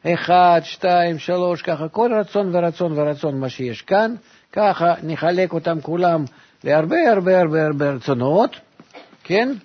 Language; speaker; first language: Hebrew; non-native, fluent; Russian